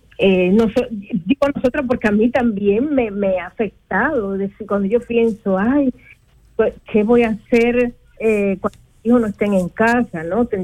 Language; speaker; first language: Spanish; native; Spanish